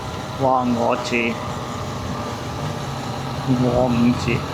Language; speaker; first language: Cantonese; non-native, learner; English